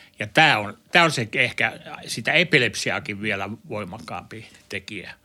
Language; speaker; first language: Finnish; native; Finnish